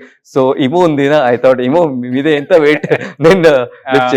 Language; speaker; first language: Telugu; non-native, local second language; Hindi